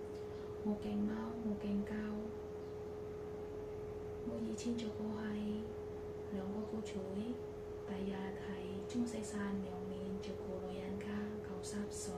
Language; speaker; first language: Cantonese; non-native, learner; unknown